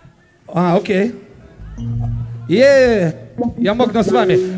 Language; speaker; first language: Russian; non-native, fluent; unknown